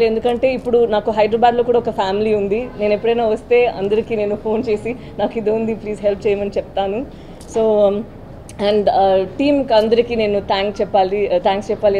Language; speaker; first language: Telugu; non-native, learner; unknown